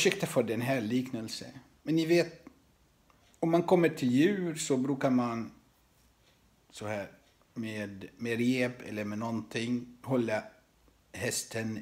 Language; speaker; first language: Swedish; non-native, fluent; Arabic